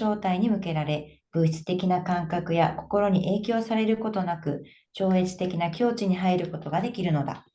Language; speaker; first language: Japanese; native; Japanese